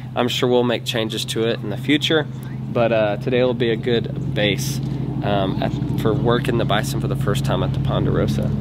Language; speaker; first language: English; native; English